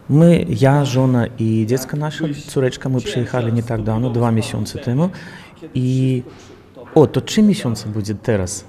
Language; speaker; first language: Polish; non-native, learner; Belarusian